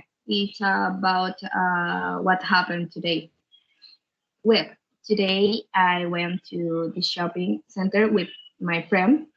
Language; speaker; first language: English; non-native, learner; Spanish